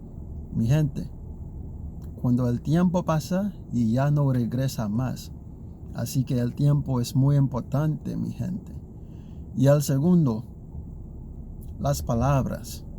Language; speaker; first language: Spanish; non-native, learner; Haitian Creole